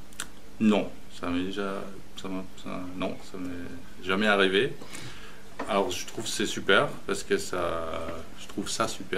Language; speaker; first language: French; non-native, fluent; German